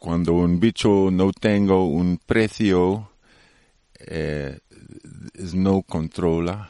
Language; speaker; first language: Spanish; non-native, learner; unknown